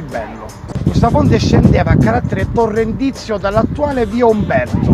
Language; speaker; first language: Italian; native; Italian